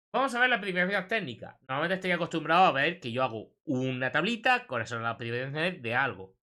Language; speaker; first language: Spanish; native; Spanish